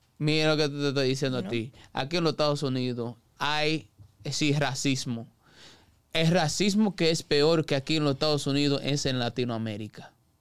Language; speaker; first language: Spanish; early bilingual, heritage; Spanish